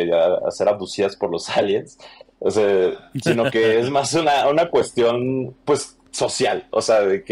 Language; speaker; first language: Spanish; native; Spanish